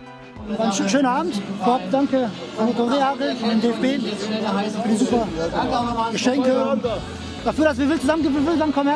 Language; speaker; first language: German; native; German